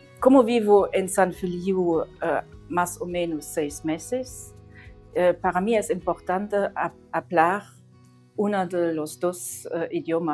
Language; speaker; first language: Spanish; non-native, learner; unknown